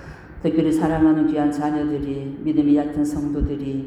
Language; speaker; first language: Korean; native; Korean